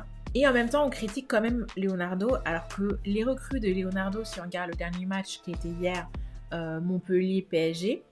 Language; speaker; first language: French; native; French